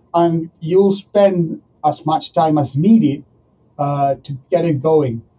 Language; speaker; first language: English; non-native, fluent; Spanish